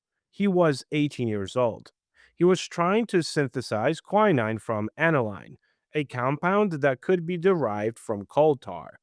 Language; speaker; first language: English; native; English